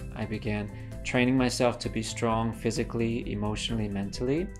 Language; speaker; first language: English; native; English